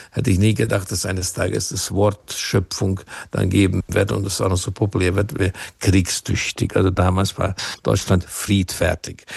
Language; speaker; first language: German; non-native, fluent; Hungarian